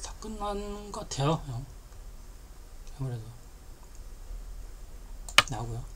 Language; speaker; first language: Korean; native; Korean